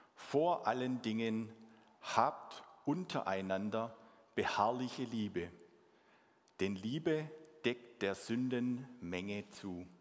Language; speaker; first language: German; non-native, local second language; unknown